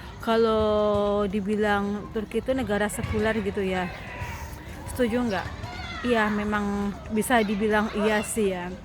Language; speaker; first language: Indonesian; native; Indonesian